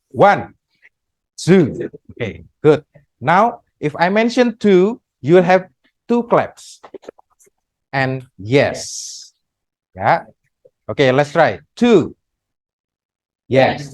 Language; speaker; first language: English; non-native, fluent; Indonesian